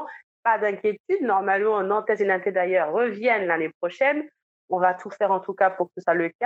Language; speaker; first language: French; native; French